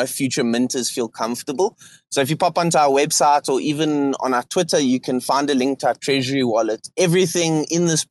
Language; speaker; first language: English; native; English